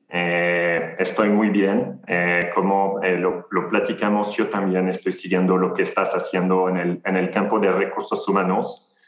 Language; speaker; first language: Spanish; non-native, fluent; French